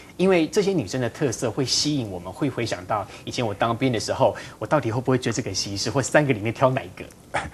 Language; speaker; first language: Chinese; native; Chinese